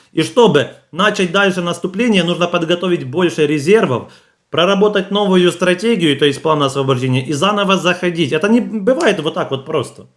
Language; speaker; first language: Russian; native; Russian